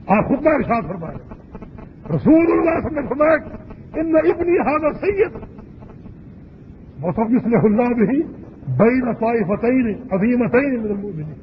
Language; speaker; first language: Urdu; native; Urdu